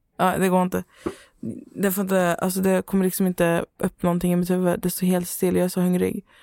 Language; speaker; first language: Swedish; native; Swedish